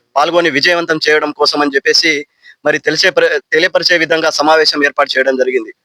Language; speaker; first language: Telugu; non-native, local second language; Lambadi